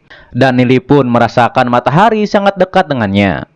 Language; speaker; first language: Indonesian; native; Indonesian